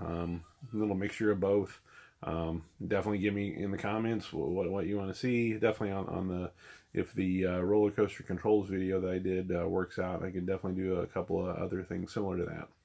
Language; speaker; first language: English; native; English